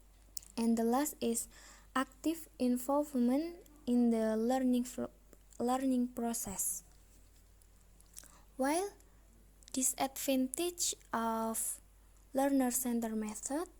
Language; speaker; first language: English; non-native, learner; Indonesian